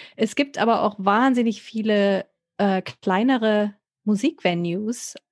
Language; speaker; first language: German; native; German